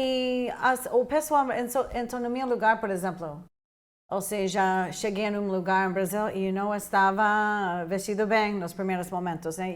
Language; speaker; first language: Portuguese; non-native, fluent; English